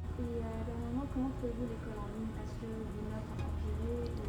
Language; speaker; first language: French; native; French